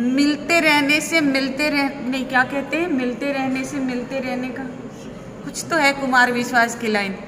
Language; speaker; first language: Hindi; native; Hindi